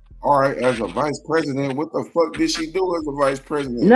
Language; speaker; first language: English; native; English